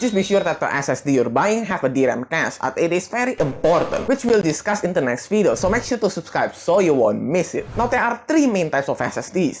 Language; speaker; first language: English; non-native, fluent; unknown